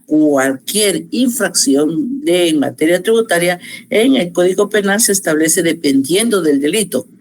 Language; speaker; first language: Spanish; native; Spanish